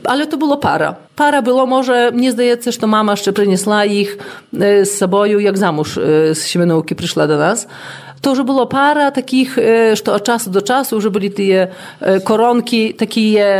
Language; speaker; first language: Polish; non-native, local second language; Belarusian